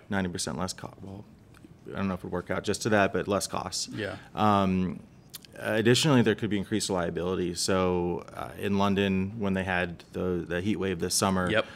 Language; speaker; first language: English; native; English